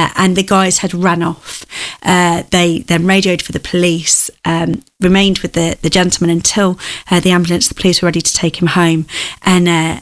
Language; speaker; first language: English; native; English